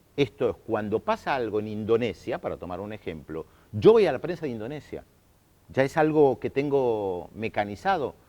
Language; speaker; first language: Spanish; early bilingual, other home language; German